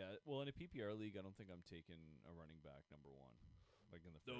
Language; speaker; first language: English; native; English